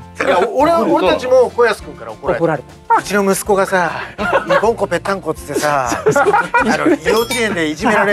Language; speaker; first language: Japanese; native; Japanese